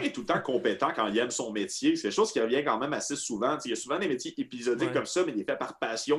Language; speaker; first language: French; native; French